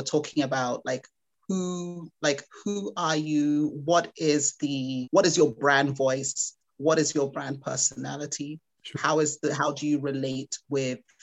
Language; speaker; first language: English; non-native, local second language; Igbo